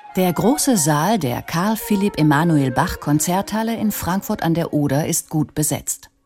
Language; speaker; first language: German; native; German